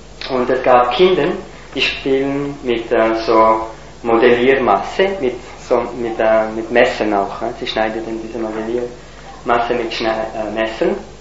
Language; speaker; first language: German; non-native, fluent; Italian